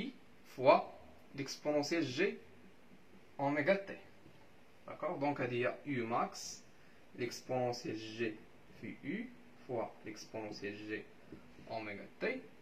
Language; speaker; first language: French; non-native, local second language; Arabic